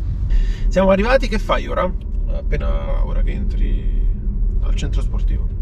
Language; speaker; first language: Italian; native; Italian